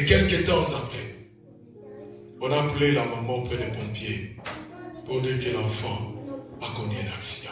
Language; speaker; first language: French; non-native, local second language; Lingala